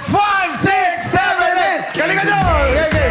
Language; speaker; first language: Filipino; native; Filipino